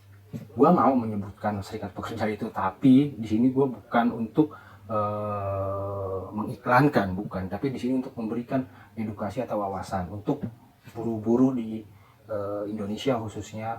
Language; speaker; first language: Indonesian; native; Indonesian